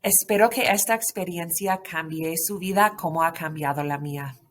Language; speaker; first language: Spanish; non-native, fluent; English